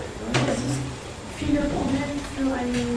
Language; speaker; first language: German; non-native, learner; French